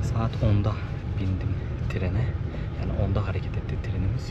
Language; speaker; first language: Turkish; native; Turkish